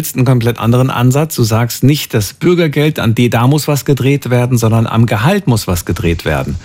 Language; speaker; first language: German; native; German